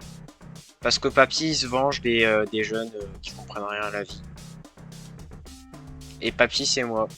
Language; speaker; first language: French; native; French